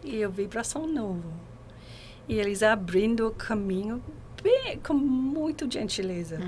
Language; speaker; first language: Portuguese; non-native, fluent; English